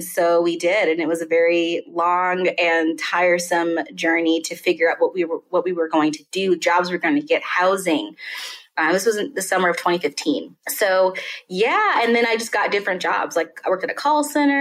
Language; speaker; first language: English; native; English